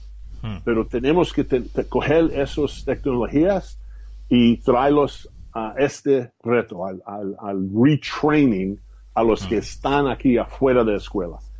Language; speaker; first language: Spanish; non-native, fluent; English